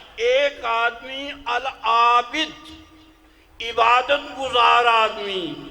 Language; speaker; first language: Urdu; non-native, local second language; Punjabi